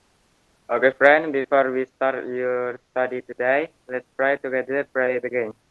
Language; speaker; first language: English; non-native, learner; Indonesian